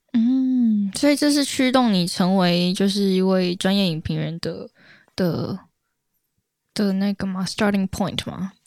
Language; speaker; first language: Chinese; native; Chinese